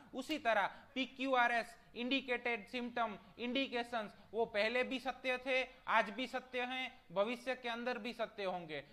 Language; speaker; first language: Hindi; non-native, local second language; Gujarati